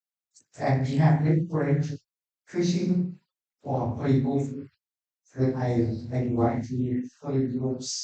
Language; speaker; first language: English; non-native, learner; Thai